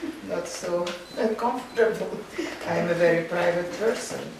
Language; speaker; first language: English; non-native, fluent; Lithuanian